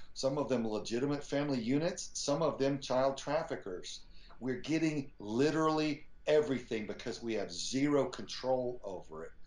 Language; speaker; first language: English; native; English